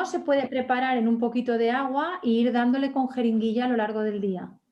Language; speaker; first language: Spanish; native; Spanish